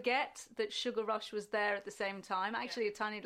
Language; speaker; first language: English; native; English